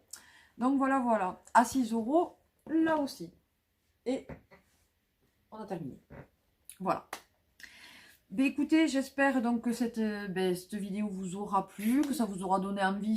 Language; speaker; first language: French; native; French